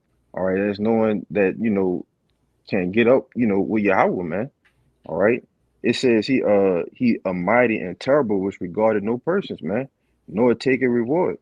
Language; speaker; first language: English; native; English